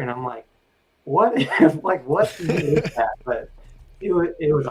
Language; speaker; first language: English; native; English